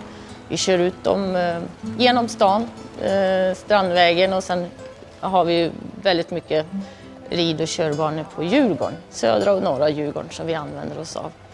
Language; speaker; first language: Swedish; native; Swedish